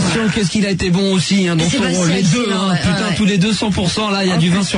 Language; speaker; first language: French; native; French